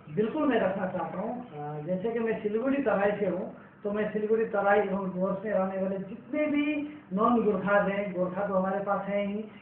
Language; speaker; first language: Hindi; non-native, local second language; Nepali